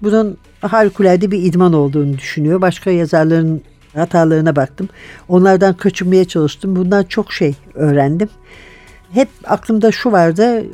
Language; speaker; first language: Turkish; native; Turkish